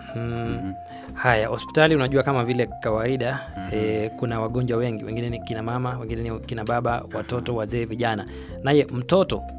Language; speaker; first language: Swahili; native; Swahili